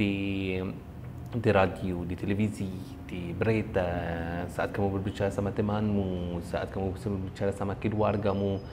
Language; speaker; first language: Indonesian; non-native, fluent; Arabic